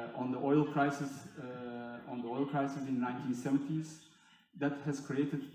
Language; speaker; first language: English; non-native, fluent; Turkish